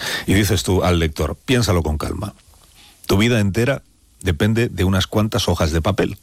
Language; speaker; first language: Spanish; native; Spanish